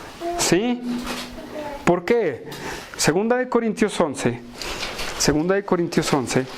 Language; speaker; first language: Spanish; native; Spanish